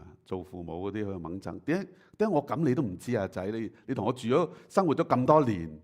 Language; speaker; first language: Chinese; native; Chinese